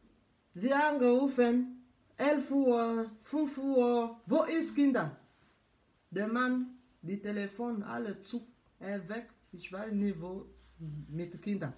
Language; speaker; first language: German; non-native, learner; French